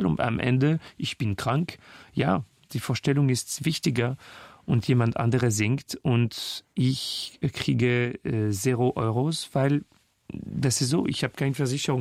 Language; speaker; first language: German; non-native, fluent; French